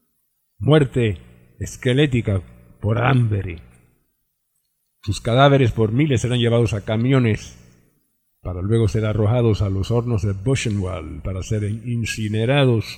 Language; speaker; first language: Spanish; native; Spanish